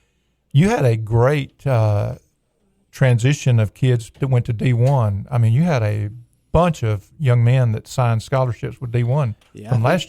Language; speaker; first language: English; native; English